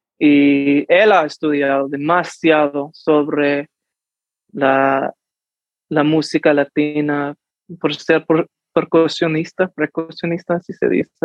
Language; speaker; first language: Spanish; early bilingual, heritage; English